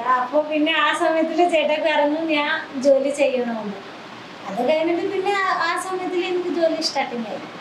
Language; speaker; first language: Malayalam; non-native, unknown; Odia